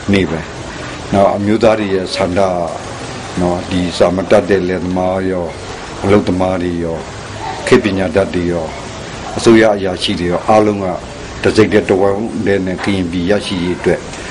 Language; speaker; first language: Burmese; non-native, local second language; S'gaw Karen